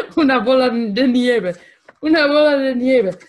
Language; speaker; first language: Spanish; non-native, fluent; Dutch